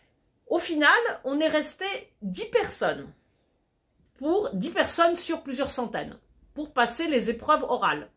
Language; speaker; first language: French; early bilingual, other home language; Polish